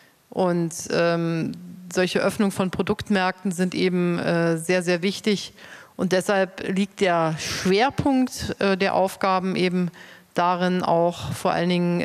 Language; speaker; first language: German; native; German